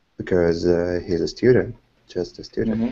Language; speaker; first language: English; non-native, fluent; Russian